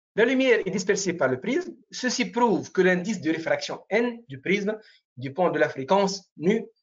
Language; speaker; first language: French; non-native, local second language; Arabic